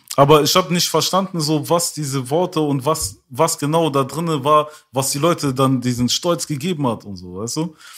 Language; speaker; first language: German; early bilingual, other home language; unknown